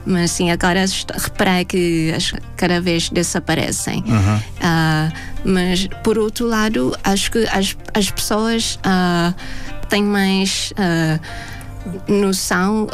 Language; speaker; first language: Portuguese; non-native, fluent; Thai